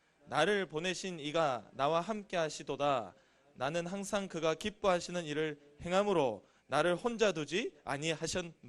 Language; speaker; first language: Korean; native; Korean